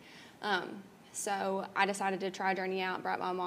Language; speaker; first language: English; native; English